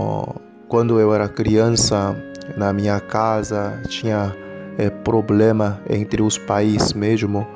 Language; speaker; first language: Portuguese; non-native, learner; Korean